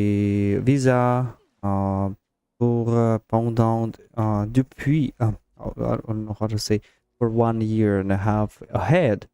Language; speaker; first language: English; non-native, fluent; Russian